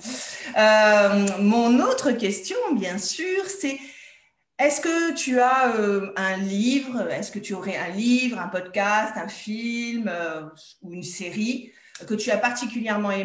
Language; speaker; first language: French; native; French